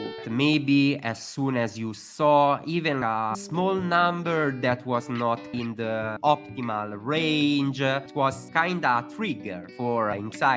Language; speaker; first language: English; non-native, fluent; Italian